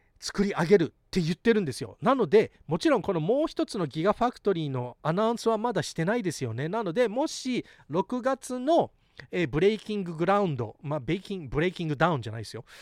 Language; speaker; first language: Japanese; early bilingual, heritage; Japanese